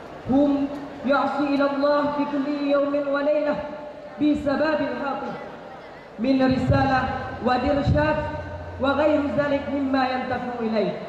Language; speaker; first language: Arabic; non-native, learner; Achinese